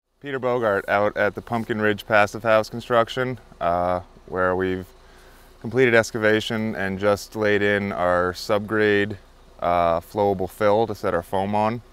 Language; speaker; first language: English; native; English